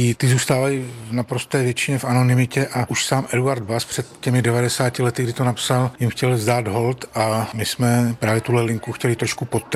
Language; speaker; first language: Czech; native; Czech